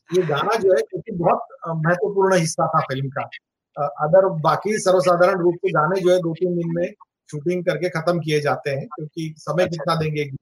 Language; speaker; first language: Hindi; non-native, local second language; Marathi